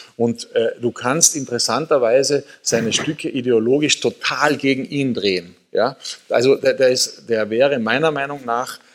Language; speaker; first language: German; native; German